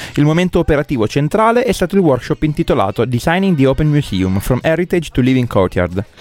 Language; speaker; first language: Italian; native; Italian